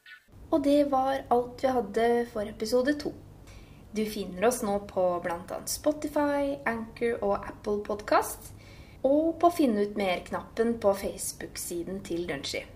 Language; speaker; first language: Norwegian; native; Norwegian